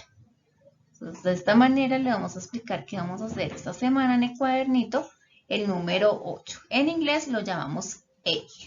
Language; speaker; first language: Spanish; native; Spanish